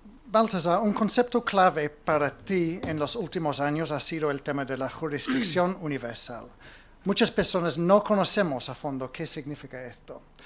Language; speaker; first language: Spanish; non-native, fluent; English